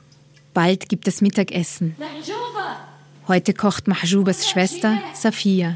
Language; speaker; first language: German; native; German